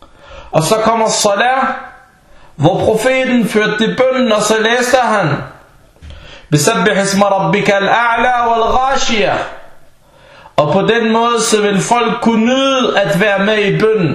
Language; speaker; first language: Danish; non-native, fluent; Arabic